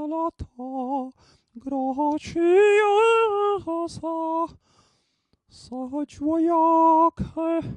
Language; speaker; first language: Italian; non-native, learner; German